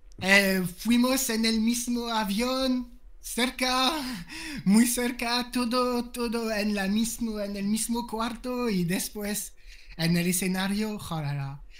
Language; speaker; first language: Spanish; non-native, learner; French